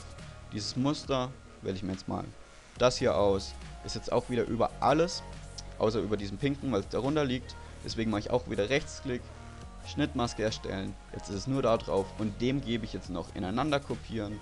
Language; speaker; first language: German; native; German